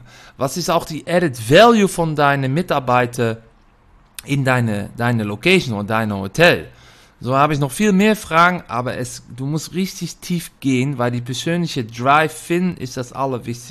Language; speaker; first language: German; non-native, fluent; Dutch